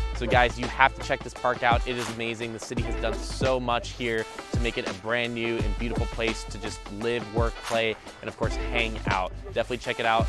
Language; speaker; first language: English; native; English